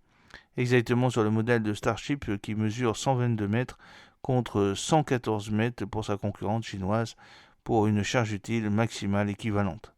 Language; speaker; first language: French; native; French